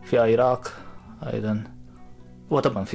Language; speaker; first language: Arabic; non-native, fluent; Japanese